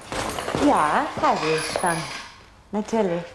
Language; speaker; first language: German; non-native, learner; Bulgarian